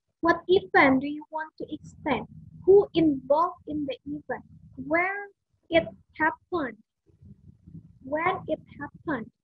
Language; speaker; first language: English; non-native, fluent; Indonesian